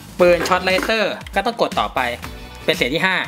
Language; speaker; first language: Thai; native; Thai